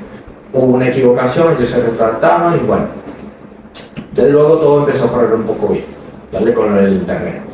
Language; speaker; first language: Spanish; native; Spanish